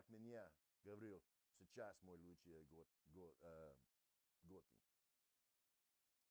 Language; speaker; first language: Russian; non-native, learner; English